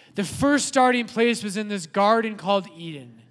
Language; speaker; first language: English; native; English